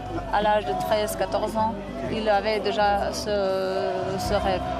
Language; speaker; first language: French; non-native, fluent; Slovenian